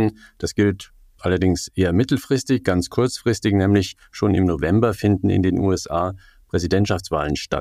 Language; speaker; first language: German; native; German